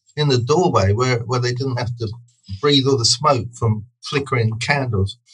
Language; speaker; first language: English; native; English